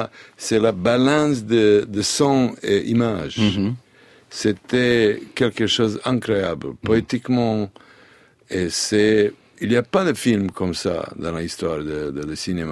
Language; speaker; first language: French; non-native, learner; Serbian